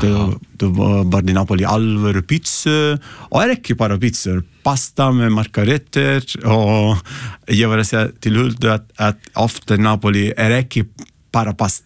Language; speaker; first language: Icelandic; non-native, learner; Italian